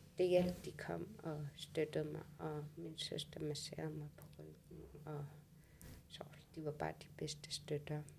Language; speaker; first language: Danish; non-native, local second language; Kalaallisut